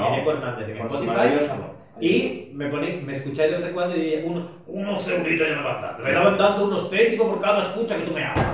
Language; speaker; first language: Spanish; native; Spanish